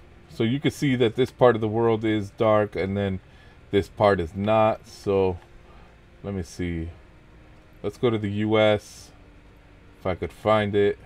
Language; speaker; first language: English; early bilingual, other home language; Spanish